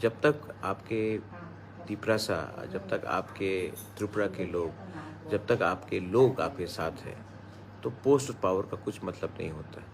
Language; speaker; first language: Hindi; non-native, local second language; Kok Borok